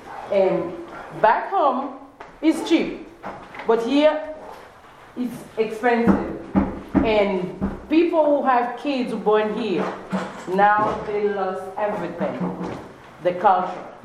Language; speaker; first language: English; non-native, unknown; Haitian Creole